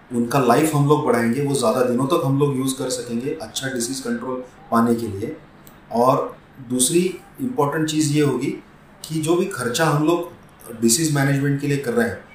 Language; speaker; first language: Hindi; non-native, local second language; Marathi